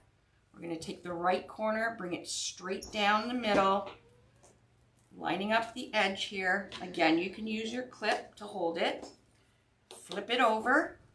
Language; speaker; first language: English; native; English